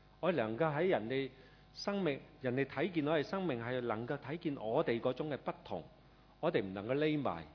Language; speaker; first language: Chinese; non-native, local second language; Cantonese